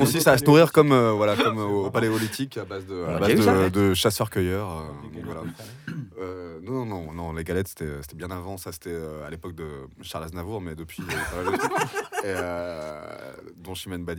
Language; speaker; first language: French; native; French